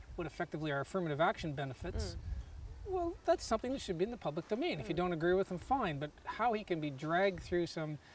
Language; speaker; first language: English; native; English